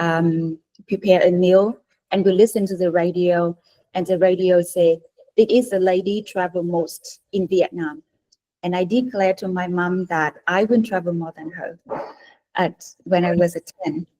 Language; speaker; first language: English; non-native, fluent; Vietnamese